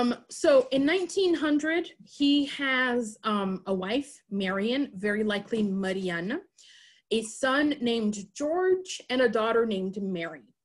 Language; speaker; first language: English; native; English